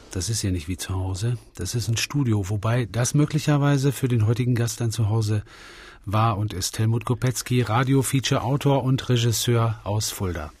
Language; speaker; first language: German; native; German